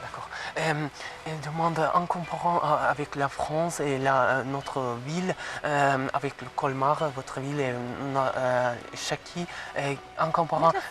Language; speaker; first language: French; non-native, fluent; Azerbaijani